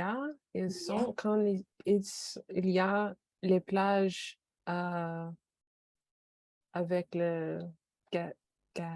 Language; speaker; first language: French; non-native, learner; English